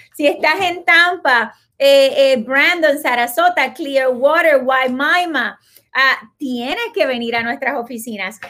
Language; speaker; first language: Spanish; native; Spanish